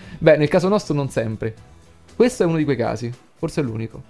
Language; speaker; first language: Italian; native; Italian